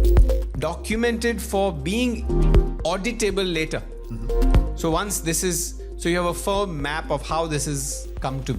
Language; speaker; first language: English; non-native, local second language; Punjabi